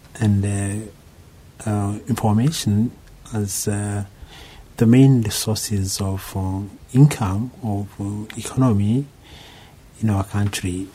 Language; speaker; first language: English; non-native, local second language; Kinyarwanda